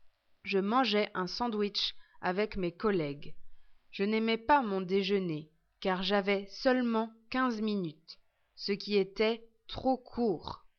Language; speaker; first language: French; non-native, learner; English